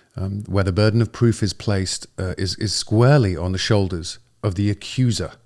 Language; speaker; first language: English; native; English